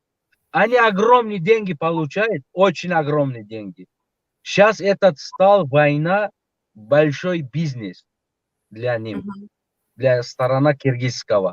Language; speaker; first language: Russian; non-native, local second language; Tajik